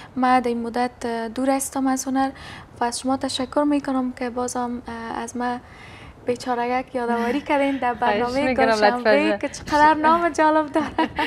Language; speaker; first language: Persian; non-native, local second language; Turkmen